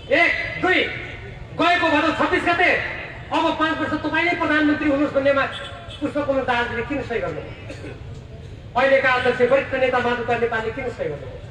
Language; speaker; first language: Nepali; native; Nepali